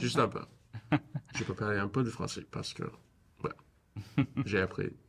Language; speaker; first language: French; non-native, learner; English